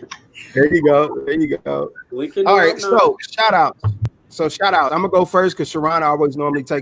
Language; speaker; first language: English; native; English